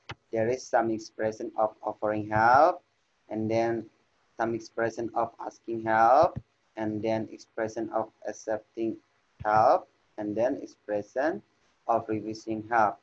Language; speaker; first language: English; non-native, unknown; Indonesian